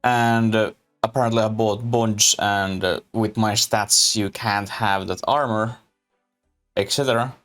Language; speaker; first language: English; non-native, learner; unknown